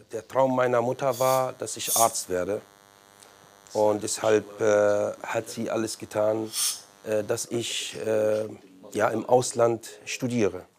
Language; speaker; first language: German; non-native, fluent; Arabic